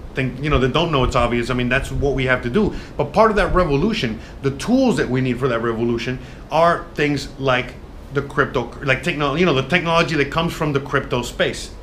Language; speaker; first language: English; native; English